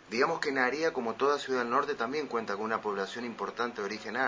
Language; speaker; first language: Spanish; native; Spanish